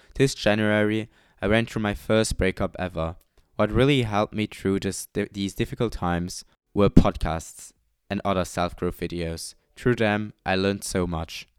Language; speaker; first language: English; non-native, fluent; Luxembourgish